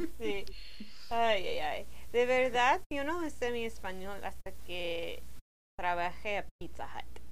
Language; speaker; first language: Spanish; early bilingual, heritage; Spanish